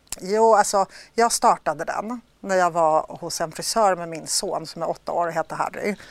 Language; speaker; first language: Swedish; early bilingual, other home language; Polish